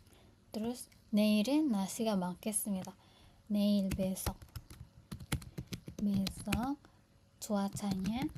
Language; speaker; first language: Korean; non-native, fluent; Indonesian